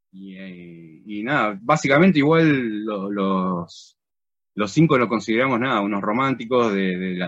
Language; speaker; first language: Spanish; native; Spanish